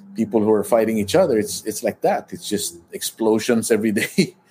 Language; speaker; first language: English; non-native, local second language; Filipino